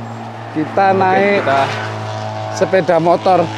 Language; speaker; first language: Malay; non-native, local second language; Javanese